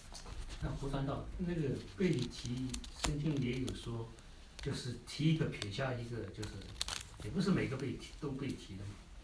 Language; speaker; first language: Chinese; native; Chinese